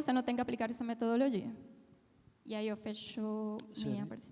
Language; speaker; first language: Portuguese; non-native, fluent; Spanish